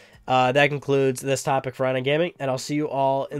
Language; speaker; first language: English; native; English